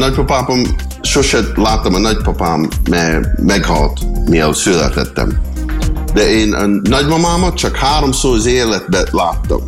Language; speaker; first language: Hungarian; early bilingual, heritage; English